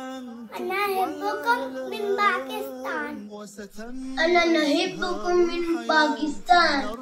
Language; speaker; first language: Arabic; non-native, learner; Urdu